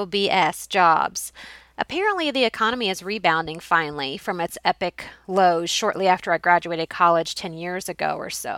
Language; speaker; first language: English; native; English